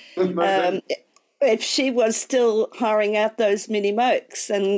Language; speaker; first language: English; native; English